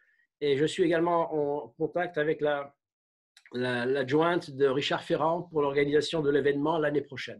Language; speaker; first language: French; native; French